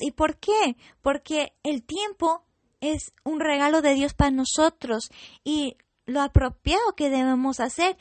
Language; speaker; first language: Spanish; non-native, fluent; English